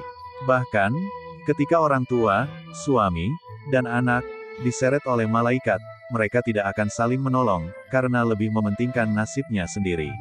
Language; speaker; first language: Indonesian; native; Indonesian